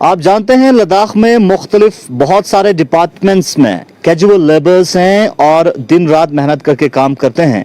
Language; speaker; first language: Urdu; non-native, local second language; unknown